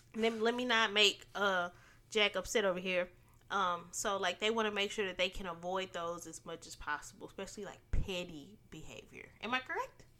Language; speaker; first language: English; native; English